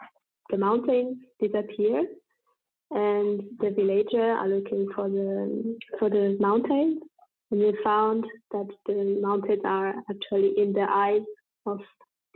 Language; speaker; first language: English; non-native, fluent; French